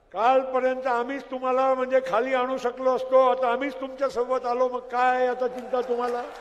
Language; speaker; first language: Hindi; non-native, local second language; Gujarati